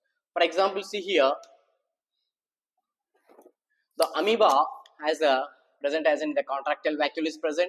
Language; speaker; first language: English; non-native, local second language; Telugu